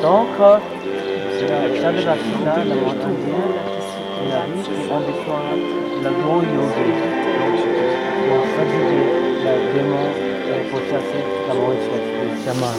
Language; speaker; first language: French; non-native, learner; Tibetan